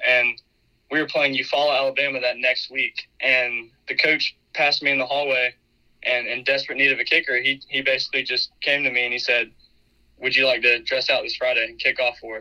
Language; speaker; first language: English; native; English